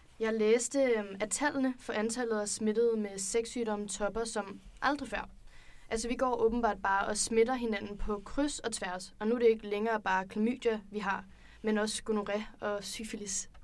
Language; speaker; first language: Danish; native; Danish